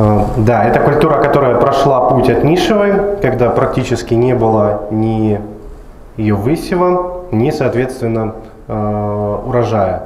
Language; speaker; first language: Russian; native; Russian